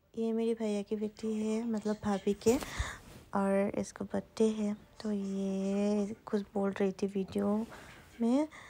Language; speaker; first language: Hindi; non-native, local second language; Assamese